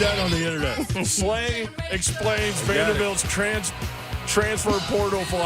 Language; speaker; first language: English; native; English